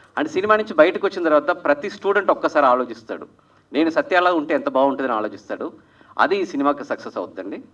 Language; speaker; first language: Telugu; native; Telugu